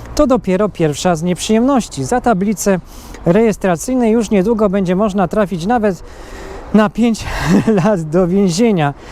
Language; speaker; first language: Polish; native; Polish